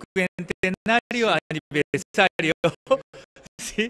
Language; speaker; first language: Spanish; non-native, learner; Japanese